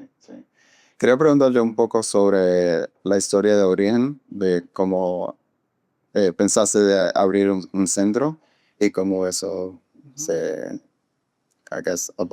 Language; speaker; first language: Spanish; non-native, fluent; English